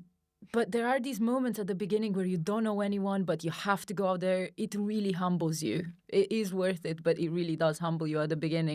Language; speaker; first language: English; non-native, fluent; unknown